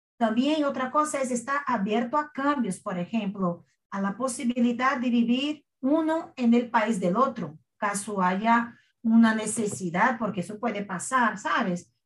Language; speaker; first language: Spanish; non-native, fluent; Portuguese